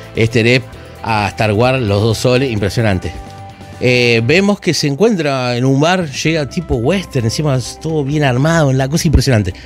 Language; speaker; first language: Spanish; native; Spanish